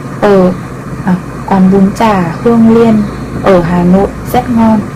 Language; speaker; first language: Vietnamese; non-native, learner; Korean